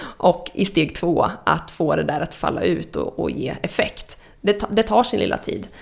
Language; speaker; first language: Swedish; native; Swedish